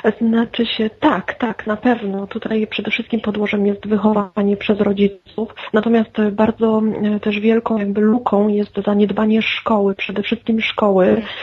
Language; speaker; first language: Polish; native; Polish